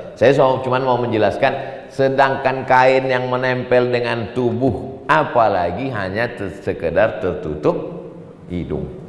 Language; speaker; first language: Indonesian; native; Indonesian